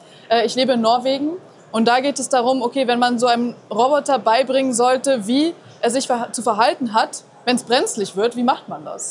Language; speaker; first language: German; native; German